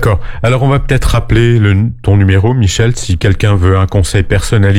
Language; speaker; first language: French; native; French